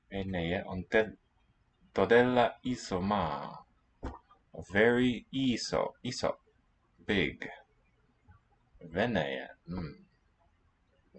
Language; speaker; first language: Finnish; non-native, learner; English